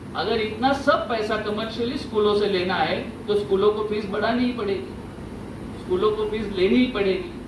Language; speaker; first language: Hindi; non-native, local second language; Marathi